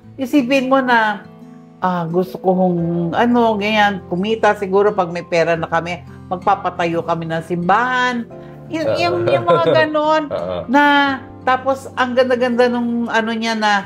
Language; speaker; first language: Filipino; native; Filipino